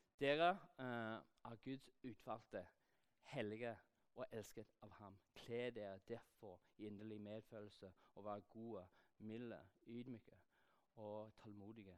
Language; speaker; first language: Norwegian; non-native, fluent; English